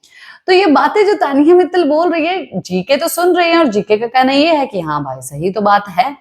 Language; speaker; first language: Hindi; native; Hindi